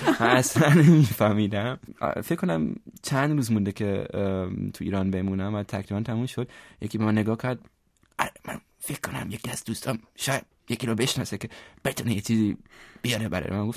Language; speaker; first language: Persian; non-native, fluent; German